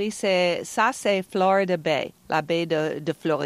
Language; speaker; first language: French; non-native, fluent; English